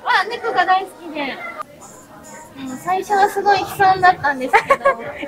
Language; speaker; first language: Japanese; native; Japanese